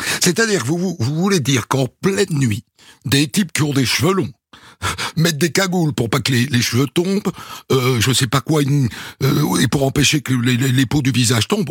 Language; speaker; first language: French; native; French